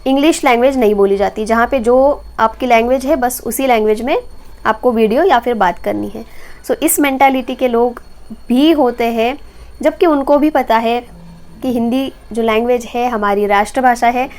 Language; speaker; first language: Hindi; non-native, local second language; Marathi